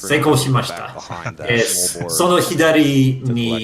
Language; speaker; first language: Japanese; non-native, learner; English